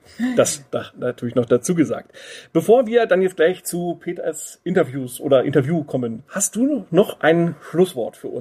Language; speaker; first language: German; native; German